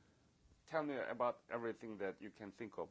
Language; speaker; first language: English; non-native, fluent; Korean